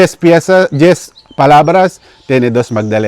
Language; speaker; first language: Spanish; non-native, learner; Filipino